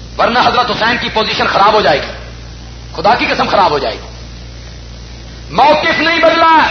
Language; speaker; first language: Urdu; non-native, local second language; Punjabi